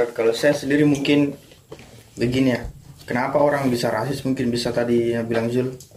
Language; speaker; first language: Indonesian; non-native, local second language; Javanese